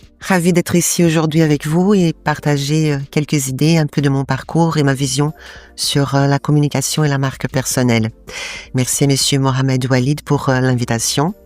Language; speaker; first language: French; non-native, fluent; Portuguese